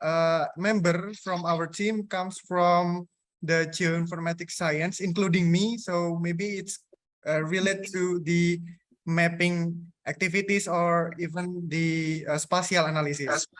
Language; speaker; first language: English; non-native, fluent; Indonesian